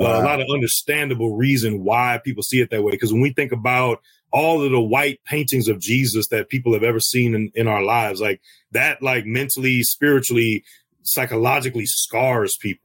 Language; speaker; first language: English; native; English